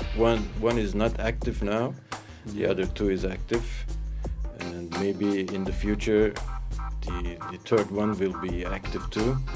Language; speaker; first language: English; non-native, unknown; Turkish